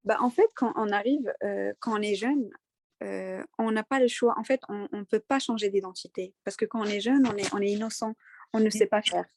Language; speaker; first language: French; early bilingual, other home language; Arabic